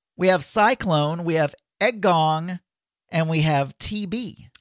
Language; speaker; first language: English; non-native, local second language; Filipino